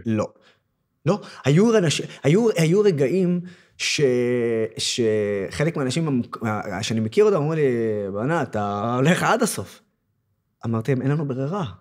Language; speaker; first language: Hebrew; non-native, local second language; Arabic